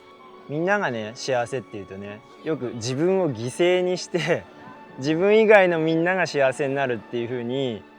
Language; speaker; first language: Japanese; native; Japanese